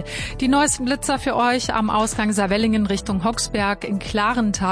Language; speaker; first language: German; native; German